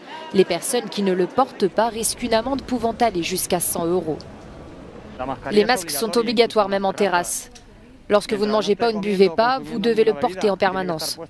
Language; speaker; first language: French; native; French